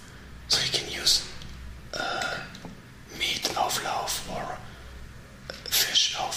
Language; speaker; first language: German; native; German